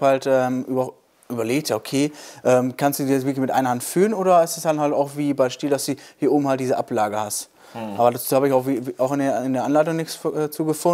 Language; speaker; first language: German; native; German